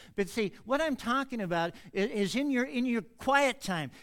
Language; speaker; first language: English; native; English